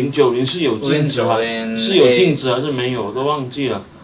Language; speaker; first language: Chinese; native; Chinese